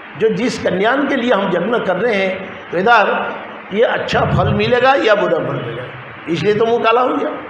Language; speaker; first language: Hindi; non-native, local second language; Bangla